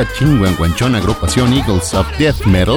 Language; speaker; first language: Spanish; native; Spanish